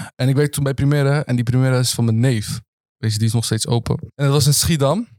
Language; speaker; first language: Dutch; early bilingual, other home language; Arabic